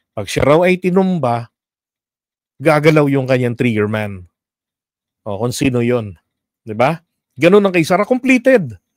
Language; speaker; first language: Filipino; native; Filipino